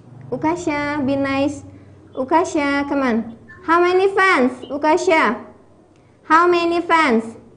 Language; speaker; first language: English; non-native, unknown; Indonesian